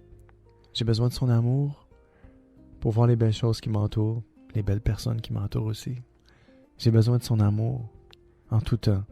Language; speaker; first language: French; native; French